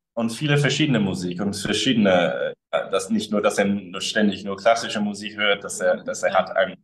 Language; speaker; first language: German; early bilingual, other home language; English